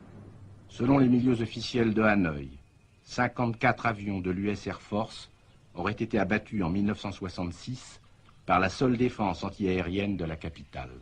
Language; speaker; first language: French; native; French